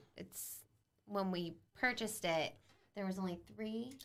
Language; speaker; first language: English; native; English